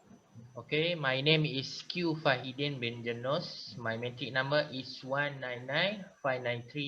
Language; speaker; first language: English; non-native, learner; Malay